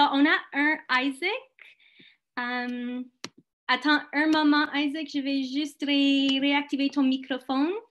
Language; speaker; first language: French; non-native, local second language; English